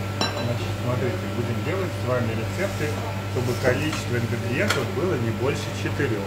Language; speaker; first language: Russian; native; Russian